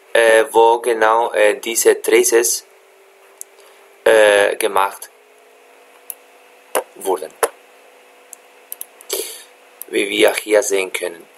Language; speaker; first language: German; non-native, fluent; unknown